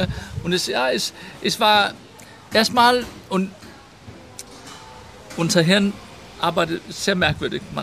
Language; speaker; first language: German; non-native, learner; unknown